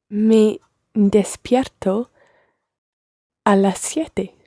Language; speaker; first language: Spanish; non-native, learner; English